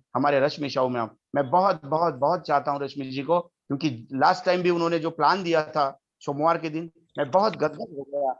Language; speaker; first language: Hindi; non-native, local second language; Kannada